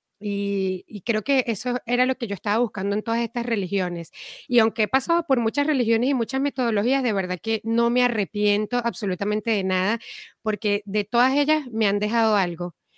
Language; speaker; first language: Spanish; native; Spanish